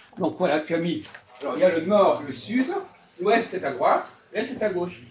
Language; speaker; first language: French; native; French